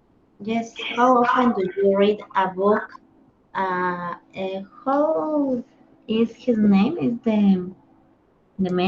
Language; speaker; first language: English; non-native, learner; Spanish